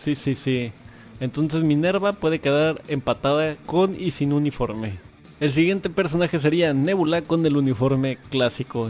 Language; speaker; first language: Spanish; native; Spanish